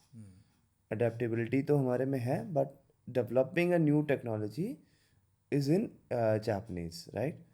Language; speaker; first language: Hindi; native; Hindi